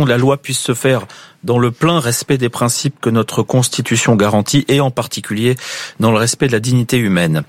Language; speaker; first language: French; native; French